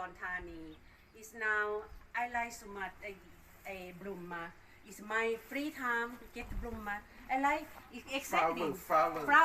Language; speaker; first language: English; non-native, learner; Thai